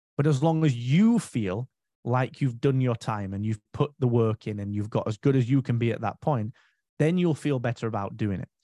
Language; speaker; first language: English; native; English